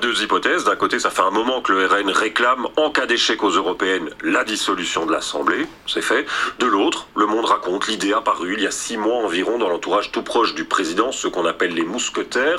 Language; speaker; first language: French; native; French